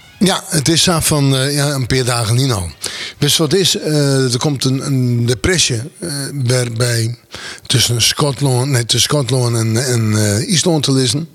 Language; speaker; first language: Dutch; non-native, local second language; Western Frisian